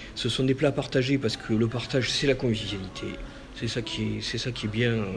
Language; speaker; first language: French; native; French